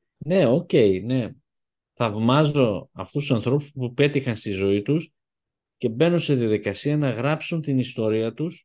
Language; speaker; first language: Greek; early bilingual, heritage; Greek